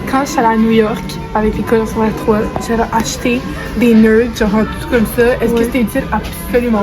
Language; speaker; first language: French; native; French